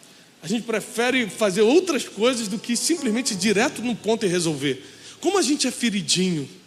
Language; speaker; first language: Portuguese; native; Portuguese